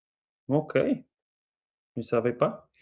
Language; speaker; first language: French; non-native, learner; English